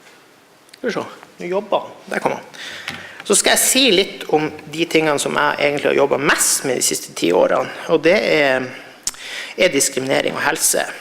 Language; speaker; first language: Norwegian; native; Norwegian